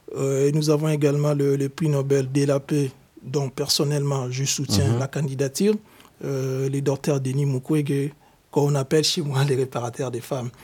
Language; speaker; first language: French; non-native, local second language; Lingala